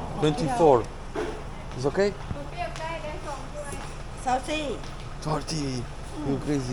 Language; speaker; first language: English; non-native, learner; Polish